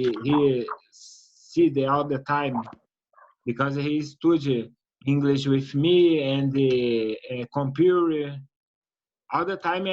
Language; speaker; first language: English; non-native, learner; Portuguese